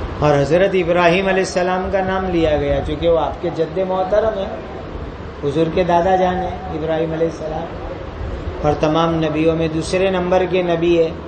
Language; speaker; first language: Urdu; non-native, local second language; Gujarati